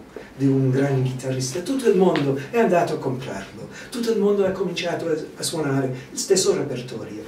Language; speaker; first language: Italian; non-native, fluent; English